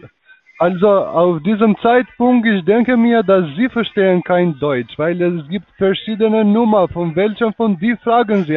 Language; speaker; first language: German; non-native, learner; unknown